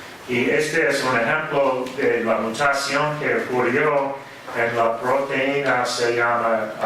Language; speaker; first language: Spanish; non-native, fluent; English